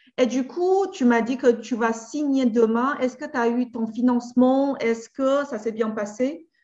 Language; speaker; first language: French; native; French